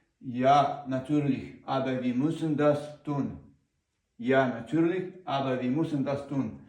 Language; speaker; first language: German; non-native, learner; Ukrainian